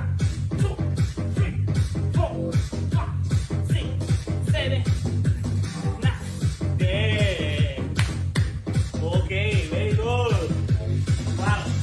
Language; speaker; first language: English; non-native, learner; Spanish